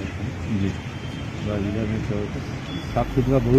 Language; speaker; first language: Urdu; non-native, local second language; Bangla